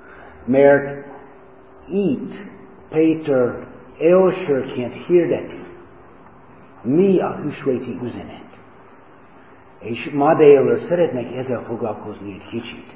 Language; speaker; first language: Hungarian; non-native, learner; English